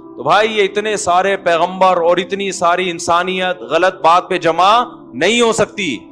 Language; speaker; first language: Urdu; native; Urdu